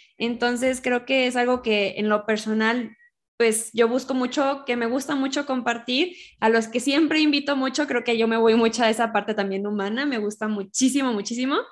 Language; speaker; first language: Spanish; native; Spanish